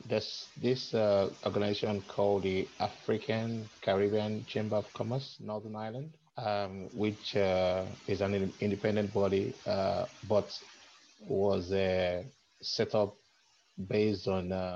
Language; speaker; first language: English; non-native, local second language; Yoruba